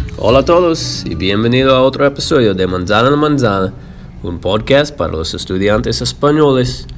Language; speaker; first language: Spanish; non-native, fluent; English